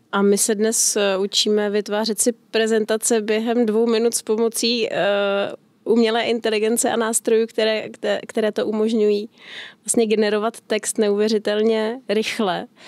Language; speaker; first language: Czech; native; Czech